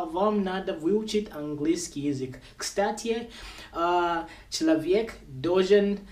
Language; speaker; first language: Russian; non-native, local second language; Bemba